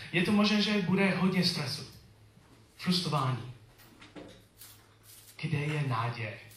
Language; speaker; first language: Czech; non-native, learner; English